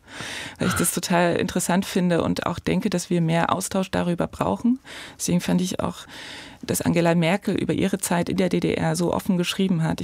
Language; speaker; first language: German; native; German